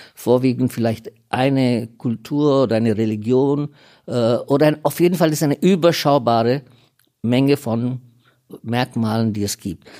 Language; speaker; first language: German; non-native, fluent; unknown